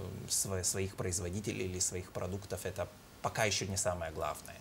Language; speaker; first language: Russian; non-native, fluent; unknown